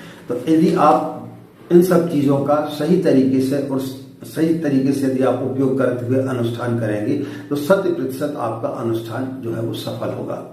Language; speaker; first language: Hindi; native; Hindi